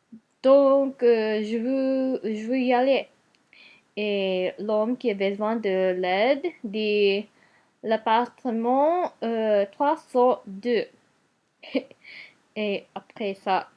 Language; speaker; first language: French; non-native, learner; Japanese